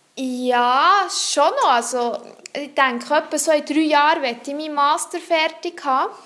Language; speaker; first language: German; non-native, local second language; French